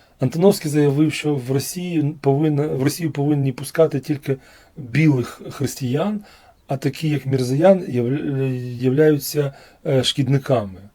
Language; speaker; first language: Ukrainian; non-native, local second language; Russian